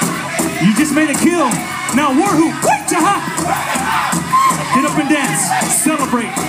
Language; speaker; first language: English; native; English